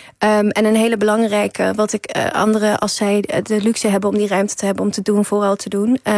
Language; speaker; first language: Dutch; early bilingual, other home language; Persian